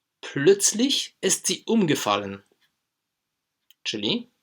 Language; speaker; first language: German; non-native, fluent; Polish